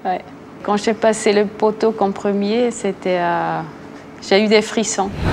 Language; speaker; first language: French; non-native, local second language; German